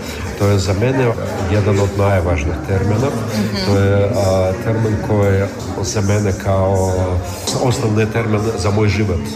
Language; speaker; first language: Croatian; non-native, fluent; Russian